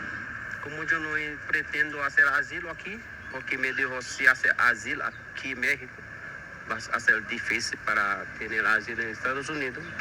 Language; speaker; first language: Spanish; non-native, learner; Haitian Creole